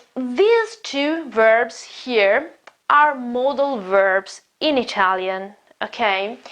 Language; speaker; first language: English; non-native, fluent; Italian